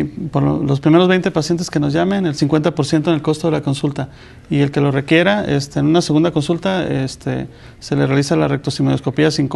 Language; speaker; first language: Spanish; native; Spanish